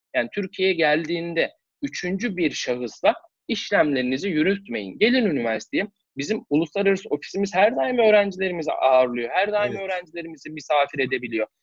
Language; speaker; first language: Turkish; native; Turkish